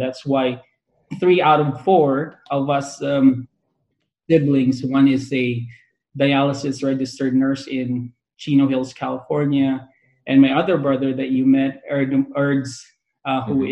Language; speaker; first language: English; non-native, local second language; Pangasinan